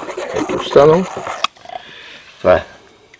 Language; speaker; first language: Bulgarian; native; Bulgarian